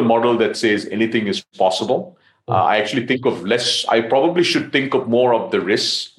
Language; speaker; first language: English; non-native, local second language; Tamil